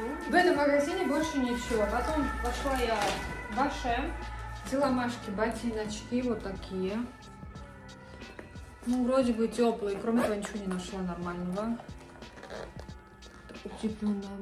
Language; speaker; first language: Russian; native; Russian